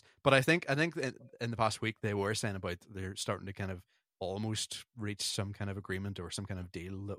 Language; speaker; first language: English; native; English